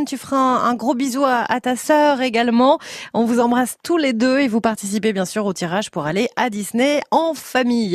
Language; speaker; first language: French; native; French